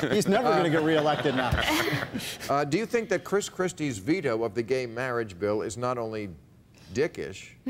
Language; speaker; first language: English; native; English